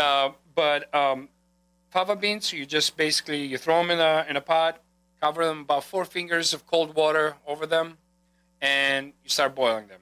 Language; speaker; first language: English; non-native, fluent; Greek